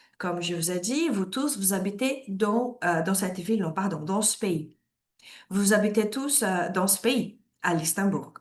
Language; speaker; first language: French; non-native, fluent; Portuguese